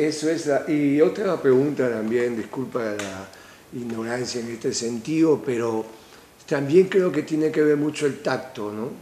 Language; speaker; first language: Spanish; native; Spanish